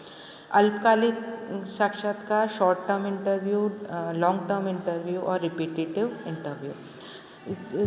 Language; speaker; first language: Hindi; native; Hindi